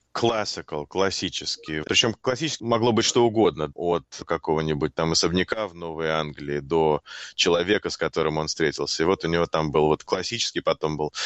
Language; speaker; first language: Russian; native; Russian